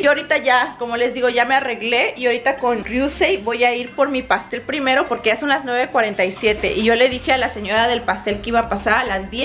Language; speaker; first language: Spanish; native; Spanish